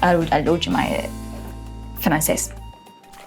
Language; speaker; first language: Portuguese; non-native, fluent; Thai